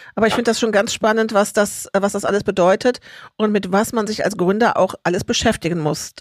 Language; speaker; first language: German; native; German